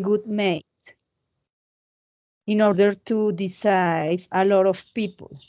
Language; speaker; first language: English; non-native, learner; Spanish